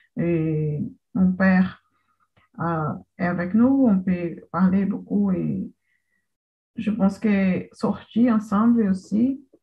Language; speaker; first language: French; non-native, learner; Portuguese